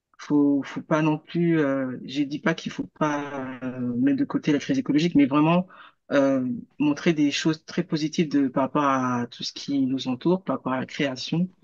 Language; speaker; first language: French; native; French